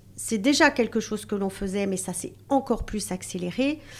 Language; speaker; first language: French; native; French